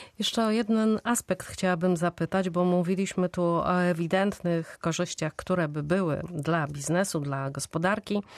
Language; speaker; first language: Polish; native; Polish